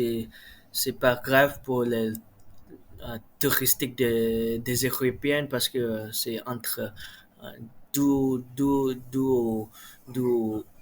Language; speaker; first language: French; non-native, learner; Malay